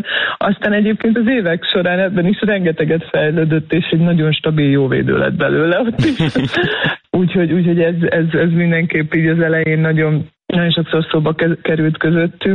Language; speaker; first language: Hungarian; native; Hungarian